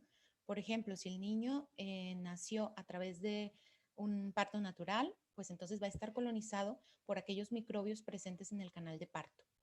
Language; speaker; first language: Spanish; native; Spanish